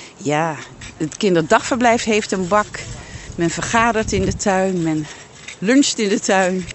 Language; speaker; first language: Dutch; native; Dutch